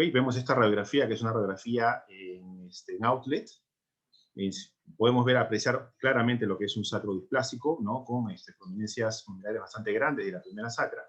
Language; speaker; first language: Spanish; native; Spanish